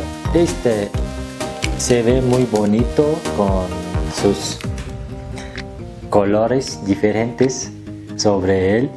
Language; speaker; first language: Spanish; non-native, learner; Turkish